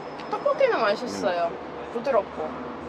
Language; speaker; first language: Korean; non-native, fluent; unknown